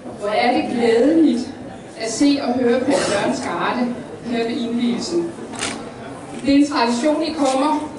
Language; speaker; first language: Danish; native; Danish